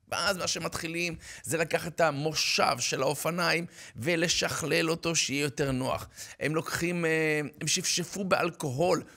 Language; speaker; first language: Hebrew; native; Hebrew